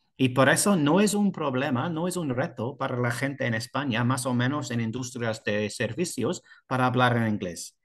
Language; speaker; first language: Spanish; non-native, learner; English